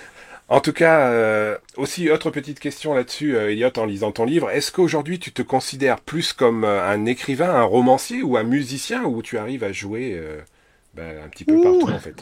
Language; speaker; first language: French; native; French